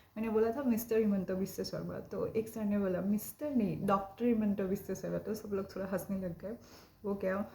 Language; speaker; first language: Hindi; non-native, local second language; Assamese